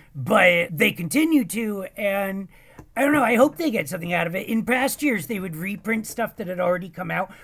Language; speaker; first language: English; native; English